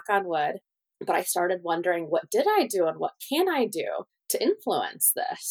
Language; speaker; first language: English; native; English